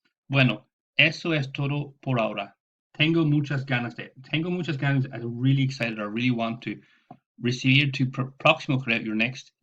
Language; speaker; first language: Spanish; non-native, fluent; English